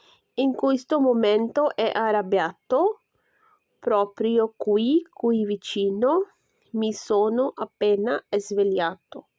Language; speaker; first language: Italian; non-native, learner; Urdu